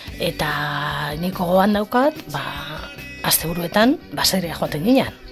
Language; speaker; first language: Basque; non-native, local second language; Spanish